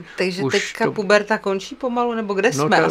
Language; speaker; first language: Czech; native; Czech